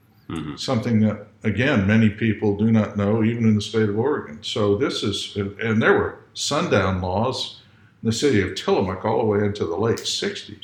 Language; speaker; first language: English; native; English